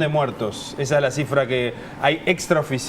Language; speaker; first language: Spanish; native; Spanish